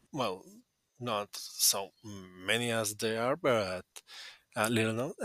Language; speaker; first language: English; non-native, fluent; Spanish